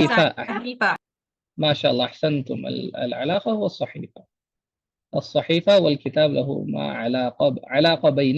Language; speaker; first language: Arabic; non-native, fluent; Urdu